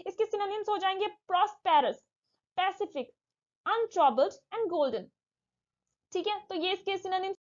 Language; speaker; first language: Hindi; native; Hindi